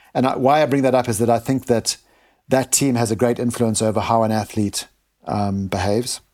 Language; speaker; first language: English; native; English